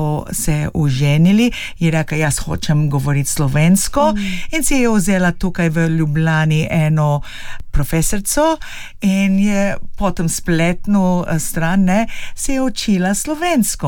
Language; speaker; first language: Slovenian; early bilingual, heritage; Slovenian